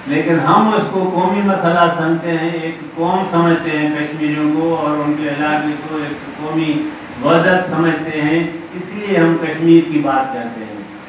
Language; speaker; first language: Urdu; non-native, local second language; Sindhi